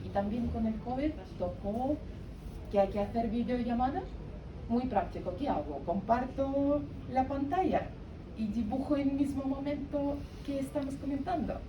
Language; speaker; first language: Spanish; non-native, learner; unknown